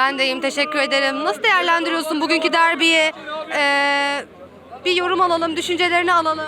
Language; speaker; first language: Turkish; native; Turkish